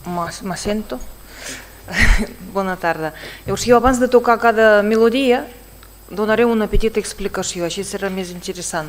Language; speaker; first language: Catalan; non-native, fluent; Russian